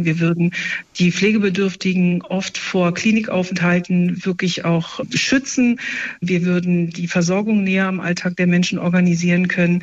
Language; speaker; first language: German; native; German